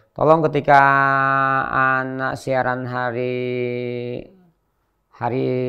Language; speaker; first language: Indonesian; native; Indonesian